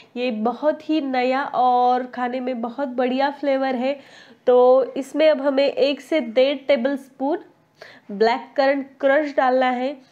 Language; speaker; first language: Hindi; non-native, local second language; Marathi